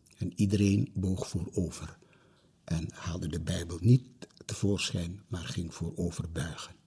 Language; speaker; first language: Dutch; early bilingual, other home language; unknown